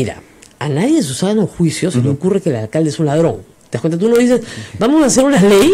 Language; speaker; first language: Spanish; native; Spanish